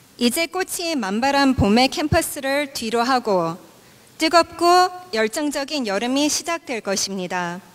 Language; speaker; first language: Korean; native; Korean